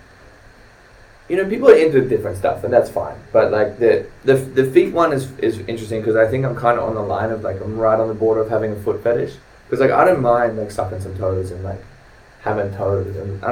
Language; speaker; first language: English; native; English